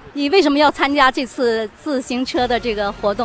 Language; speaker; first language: Chinese; native; Chinese